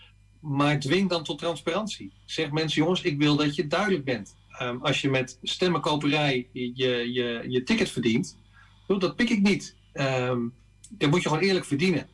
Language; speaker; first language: Dutch; native; Dutch